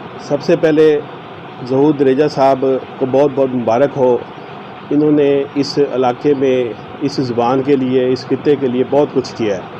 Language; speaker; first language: Urdu; non-native, local second language; Saraiki